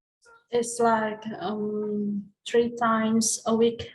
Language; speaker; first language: English; non-native, learner; Indonesian